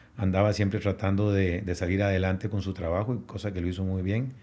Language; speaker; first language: Spanish; native; Spanish